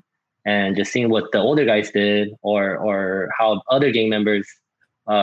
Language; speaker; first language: English; native; English